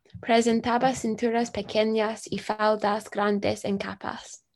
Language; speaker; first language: Spanish; non-native, learner; English